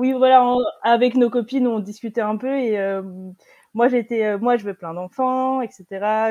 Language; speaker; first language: French; native; French